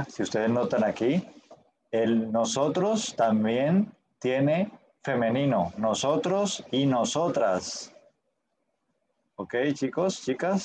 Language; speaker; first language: Spanish; native; Spanish